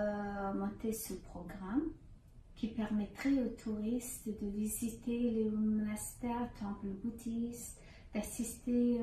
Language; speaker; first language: French; non-native, fluent; Mongolian